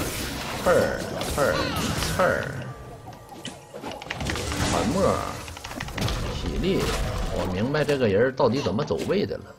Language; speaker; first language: Chinese; native; Chinese